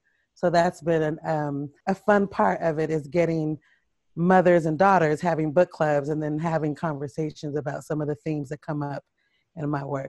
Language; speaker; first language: English; native; English